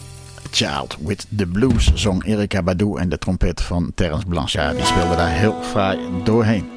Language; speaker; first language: Dutch; native; Dutch